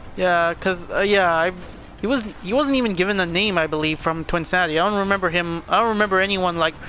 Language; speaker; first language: English; native; English